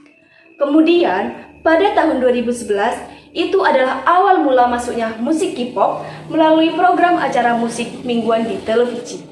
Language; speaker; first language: Indonesian; native; Indonesian